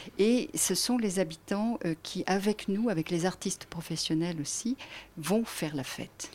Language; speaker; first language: French; native; French